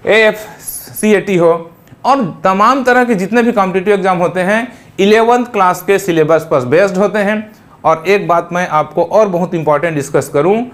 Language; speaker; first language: Hindi; native; Hindi